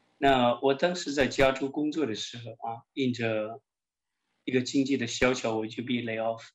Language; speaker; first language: Chinese; native; Chinese